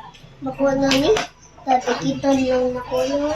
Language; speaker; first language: Filipino; non-native, local second language; Bikol